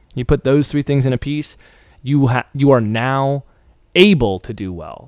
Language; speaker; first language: English; early bilingual, other home language; Persian